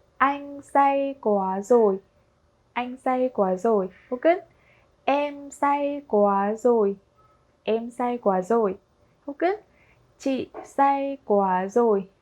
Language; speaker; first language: Vietnamese; non-native, fluent; Korean